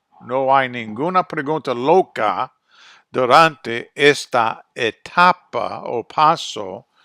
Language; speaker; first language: Spanish; non-native, fluent; English